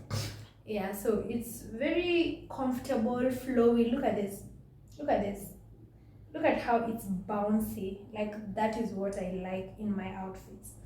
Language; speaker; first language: English; non-native, local second language; Swahili